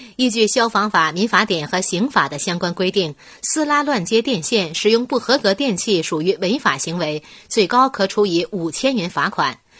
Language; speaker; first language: Chinese; native; Chinese